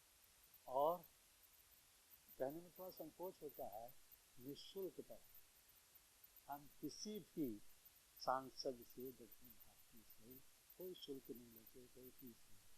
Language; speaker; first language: Hindi; native; Hindi